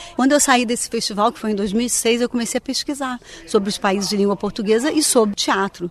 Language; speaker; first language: Portuguese; native; Portuguese